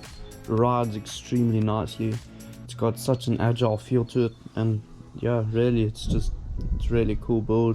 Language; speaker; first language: English; native; English